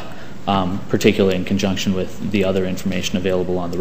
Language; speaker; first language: English; native; English